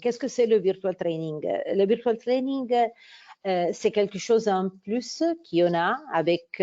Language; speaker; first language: French; non-native, fluent; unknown